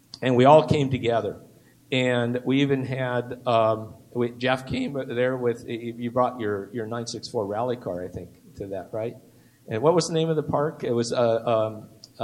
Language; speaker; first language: English; native; English